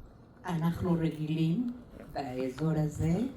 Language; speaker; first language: Hebrew; non-native, fluent; Spanish